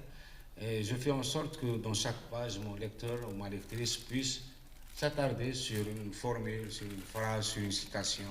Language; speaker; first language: French; non-native, local second language; Arabic